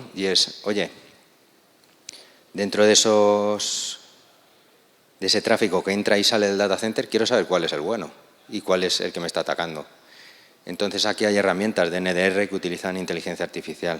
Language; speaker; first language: Spanish; native; Spanish